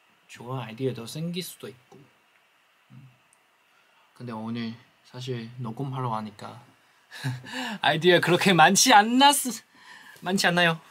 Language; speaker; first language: Korean; non-native, fluent; Chinese